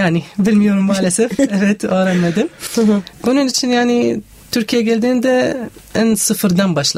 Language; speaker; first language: Turkish; non-native, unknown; Arabic